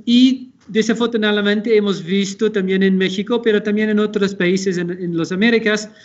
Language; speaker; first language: Spanish; non-native, fluent; Dutch